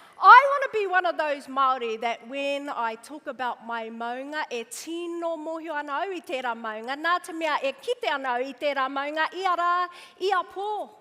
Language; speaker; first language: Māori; non-native, local second language; English